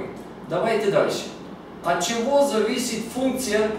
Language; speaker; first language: Russian; non-native, fluent; Bulgarian